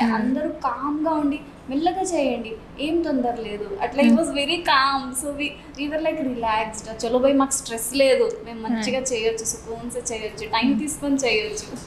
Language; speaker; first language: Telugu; non-native, local second language; Marathi